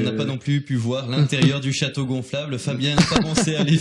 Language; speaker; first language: French; native; French